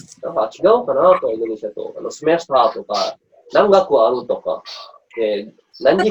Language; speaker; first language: Japanese; non-native, learner; Indonesian